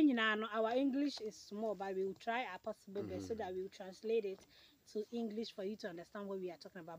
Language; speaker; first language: English; non-native, learner; Akan